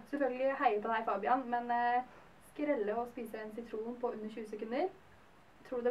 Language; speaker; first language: Norwegian; native; Norwegian